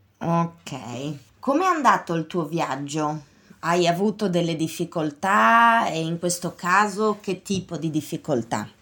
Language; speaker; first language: Italian; native; Italian